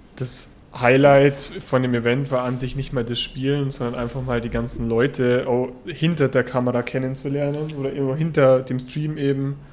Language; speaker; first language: German; native; German